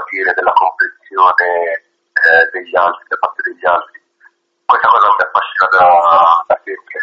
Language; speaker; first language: Italian; early bilingual, other home language; Arabic